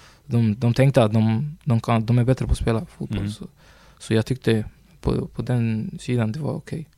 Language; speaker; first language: Swedish; early bilingual, other home language; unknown